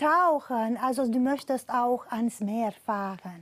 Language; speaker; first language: German; non-native, fluent; Romanian